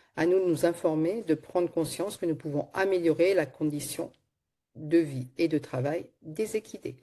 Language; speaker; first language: French; native; French